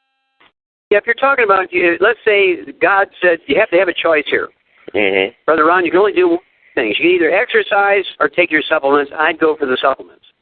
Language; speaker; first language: English; native; English